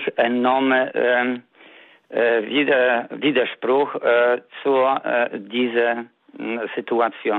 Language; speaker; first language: German; non-native, fluent; Polish